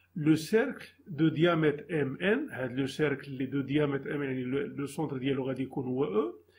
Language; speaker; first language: French; non-native, local second language; Arabic